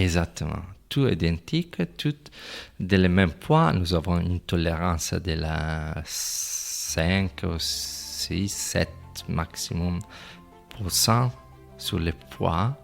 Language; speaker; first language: French; non-native, fluent; Italian